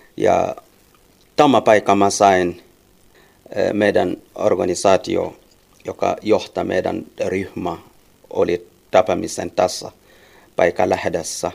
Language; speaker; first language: Finnish; non-native, learner; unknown